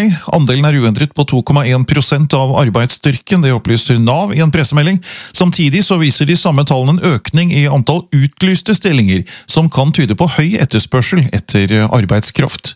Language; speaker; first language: Norwegian; native; Norwegian